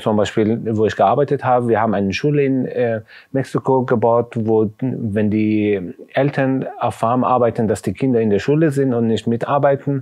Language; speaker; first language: German; non-native, fluent; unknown